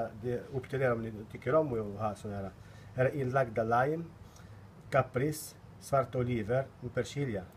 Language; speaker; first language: Swedish; non-native, fluent; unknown